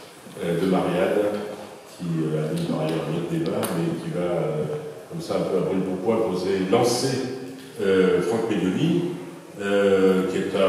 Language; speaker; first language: French; native; French